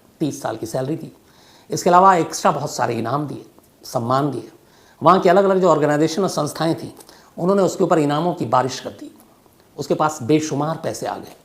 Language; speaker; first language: Hindi; native; Hindi